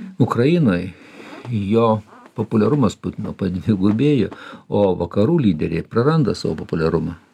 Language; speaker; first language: Lithuanian; native; Lithuanian